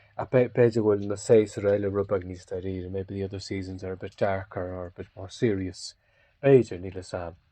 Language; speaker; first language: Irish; native; Irish